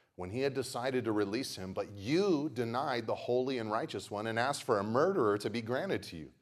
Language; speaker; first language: English; native; English